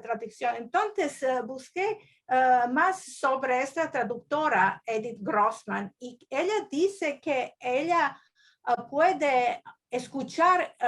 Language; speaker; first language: Spanish; non-native, learner; Croatian